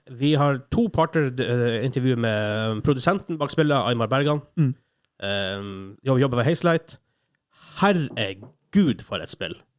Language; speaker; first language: Norwegian; native; Norwegian